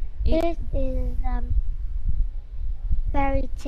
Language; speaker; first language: English; non-native, learner; Vietnamese